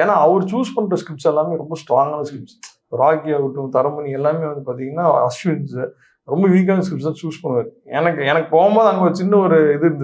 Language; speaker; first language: Tamil; native; Tamil